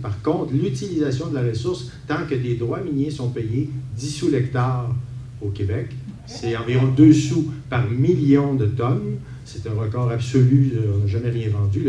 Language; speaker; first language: French; native; French